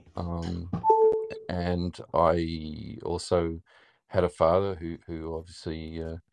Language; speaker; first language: English; native; English